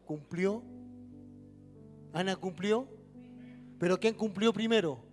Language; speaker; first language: Spanish; native; Spanish